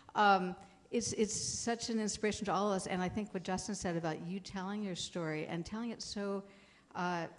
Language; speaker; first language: English; native; English